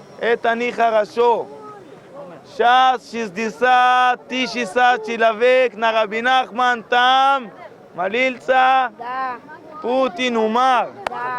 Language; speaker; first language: Russian; non-native, learner; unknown